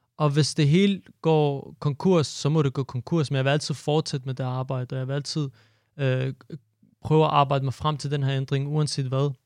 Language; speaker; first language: Danish; early bilingual, other home language; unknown